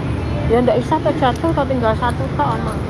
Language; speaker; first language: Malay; non-native, local second language; Javanese